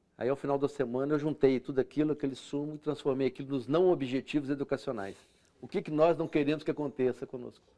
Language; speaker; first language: Portuguese; native; Portuguese